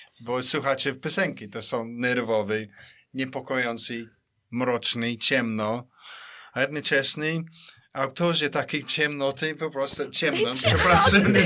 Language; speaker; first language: Polish; non-native, fluent; English